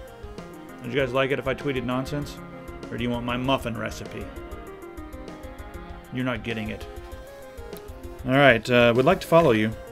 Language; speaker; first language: English; native; English